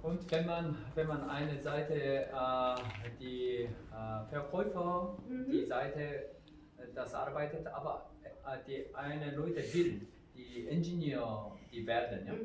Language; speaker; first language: German; non-native, learner; Korean